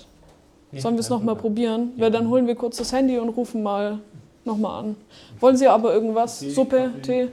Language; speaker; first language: German; native; German